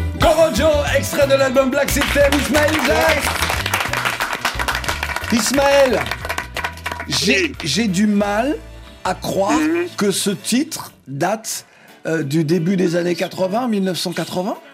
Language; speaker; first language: French; native; French